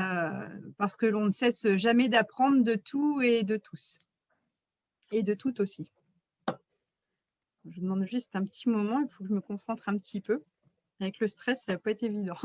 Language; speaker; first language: French; native; French